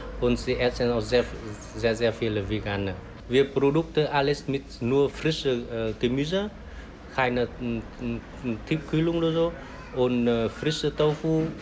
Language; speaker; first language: German; non-native, learner; Vietnamese